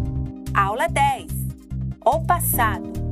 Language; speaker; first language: Portuguese; non-native, fluent; English